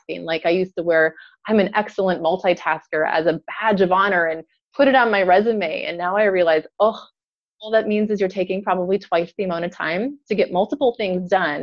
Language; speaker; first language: English; native; English